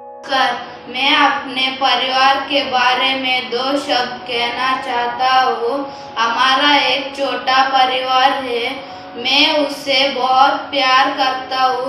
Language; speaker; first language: Hindi; non-native, local second language; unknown